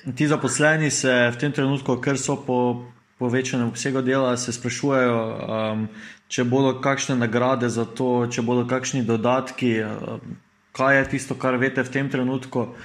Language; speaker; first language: Slovenian; native; Slovenian